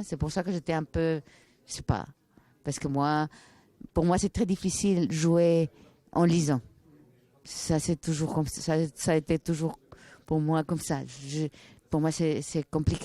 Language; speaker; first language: French; non-native, fluent; Spanish